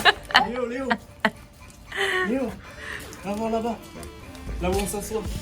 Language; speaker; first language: French; native; French